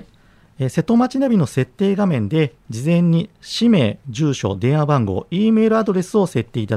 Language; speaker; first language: Japanese; native; Japanese